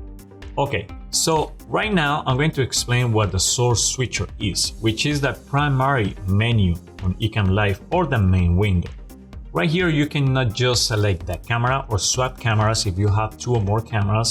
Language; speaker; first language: English; non-native, fluent; Spanish